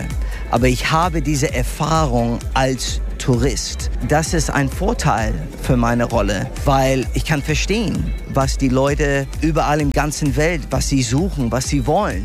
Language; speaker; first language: German; non-native, fluent; English